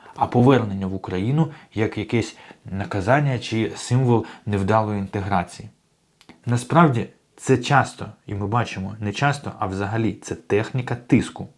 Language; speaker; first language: Ukrainian; native; Ukrainian